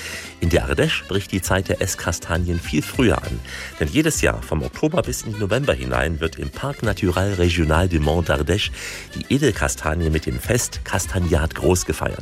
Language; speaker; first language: German; native; German